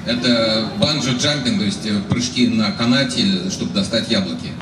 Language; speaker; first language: Russian; native; Russian